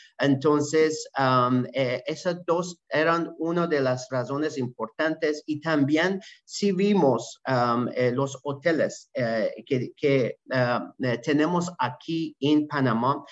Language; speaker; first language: Spanish; non-native, learner; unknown